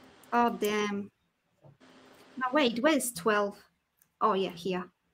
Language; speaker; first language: English; non-native, fluent; Polish